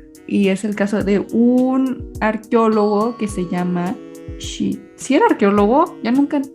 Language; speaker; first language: Spanish; native; Spanish